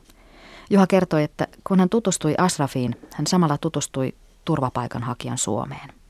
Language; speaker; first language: Finnish; native; Finnish